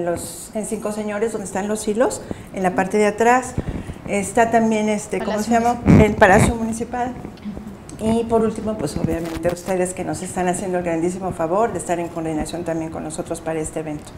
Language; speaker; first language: Spanish; native; Spanish